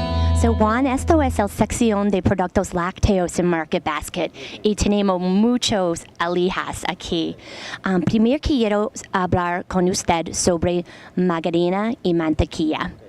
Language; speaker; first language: Spanish; non-native, learner; English